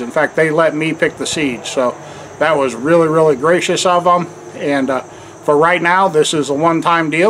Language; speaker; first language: English; native; English